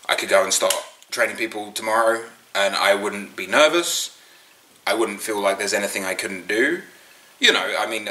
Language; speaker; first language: English; native; English